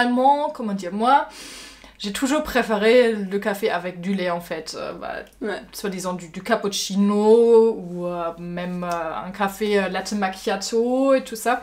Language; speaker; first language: French; non-native, fluent; German